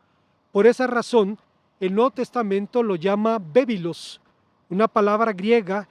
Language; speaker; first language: Spanish; native; Spanish